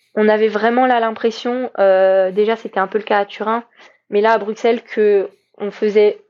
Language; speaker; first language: French; native; French